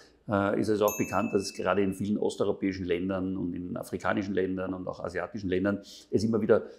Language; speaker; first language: German; native; German